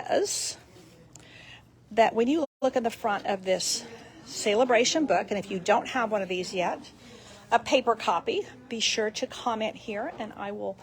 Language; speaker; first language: English; native; English